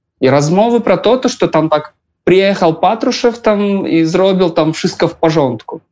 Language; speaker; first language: Polish; non-native, learner; Russian